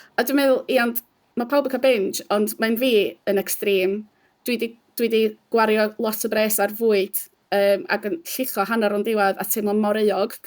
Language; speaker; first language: Welsh; native; Welsh